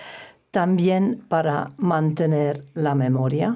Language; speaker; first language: Spanish; non-native, fluent; German